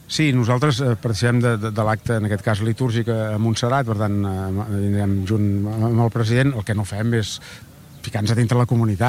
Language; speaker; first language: Catalan; native; Catalan